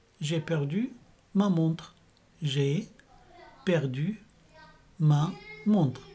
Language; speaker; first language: French; non-native, fluent; Arabic